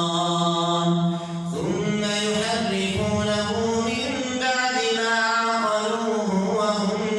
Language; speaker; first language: Arabic; native; Arabic